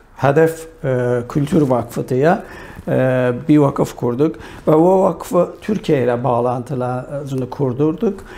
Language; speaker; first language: Turkish; non-native, fluent; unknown